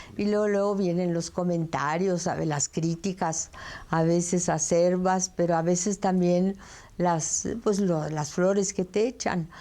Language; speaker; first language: Spanish; early bilingual, other home language; French